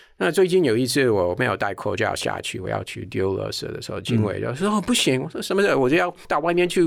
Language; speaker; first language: Chinese; non-native, fluent; English